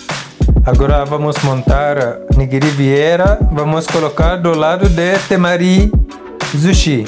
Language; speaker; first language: Portuguese; non-native, learner; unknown